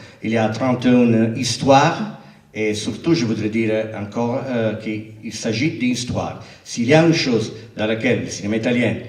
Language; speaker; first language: French; non-native, fluent; Italian